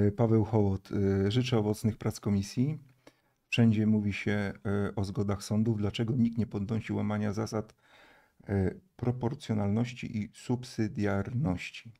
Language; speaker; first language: Polish; native; Polish